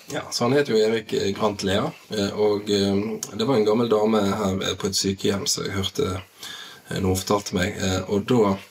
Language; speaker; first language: Norwegian; native; Norwegian